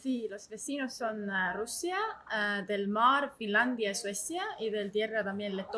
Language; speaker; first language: Spanish; non-native, learner; Estonian